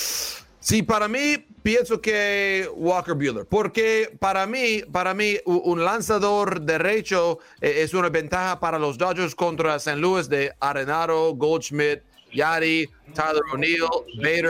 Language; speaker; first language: Spanish; non-native, learner; English